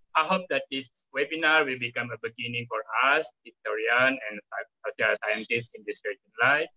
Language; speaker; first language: English; non-native, fluent; Indonesian